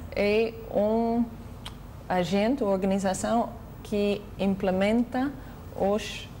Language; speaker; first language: Portuguese; non-native, fluent; English